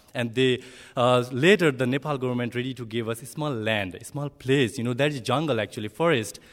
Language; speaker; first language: English; non-native, learner; Nepali